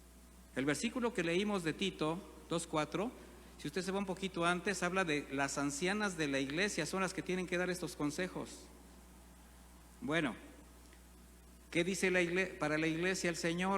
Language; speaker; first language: Spanish; native; Spanish